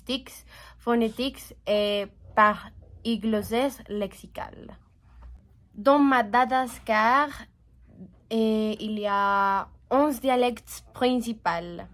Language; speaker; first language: French; non-native, learner; Spanish